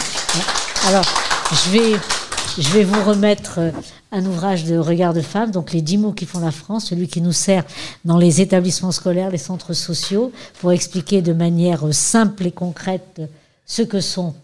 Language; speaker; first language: French; native; French